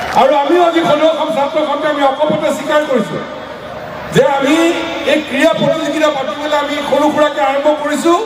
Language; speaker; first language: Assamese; native; Assamese